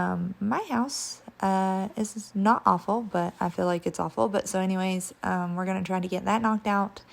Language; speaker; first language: English; native; English